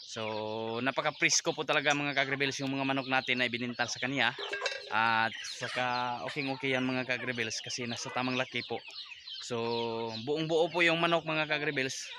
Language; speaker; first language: Filipino; non-native, local second language; Cebuano